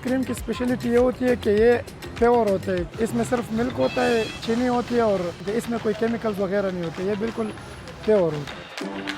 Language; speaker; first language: Hindi; non-native, local second language; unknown